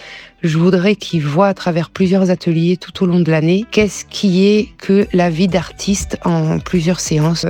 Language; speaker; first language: French; early bilingual, other home language; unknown